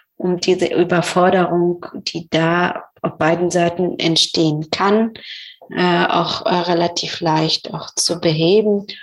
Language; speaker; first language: German; non-native, fluent; Persian